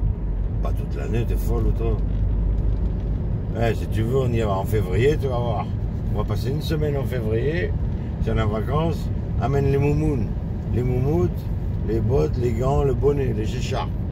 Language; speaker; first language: French; native; French